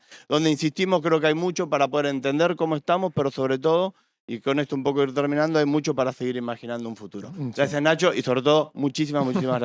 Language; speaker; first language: Spanish; native; Spanish